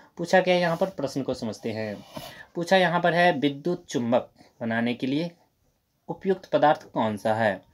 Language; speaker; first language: Hindi; native; Hindi